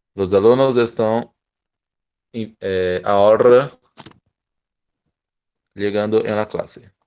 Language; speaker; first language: Spanish; non-native, fluent; Portuguese